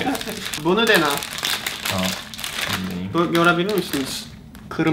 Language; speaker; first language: Turkish; non-native, learner; Japanese